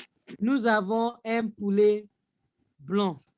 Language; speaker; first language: French; non-native, fluent; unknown